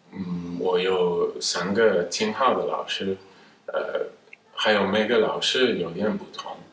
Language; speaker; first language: Chinese; non-native, fluent; English